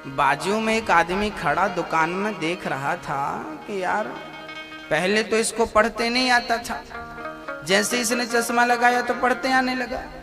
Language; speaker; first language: Hindi; native; Hindi